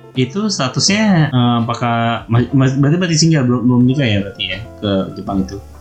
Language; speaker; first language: Indonesian; native; Indonesian